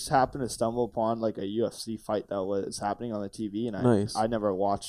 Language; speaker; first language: English; native; English